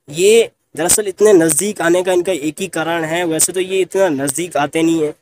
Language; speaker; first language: Hindi; native; Hindi